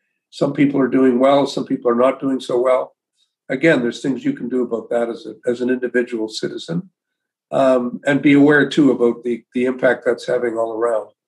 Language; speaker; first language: English; native; English